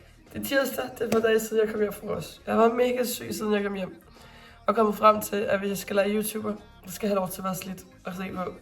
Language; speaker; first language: Danish; native; Danish